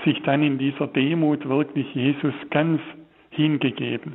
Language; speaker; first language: German; native; German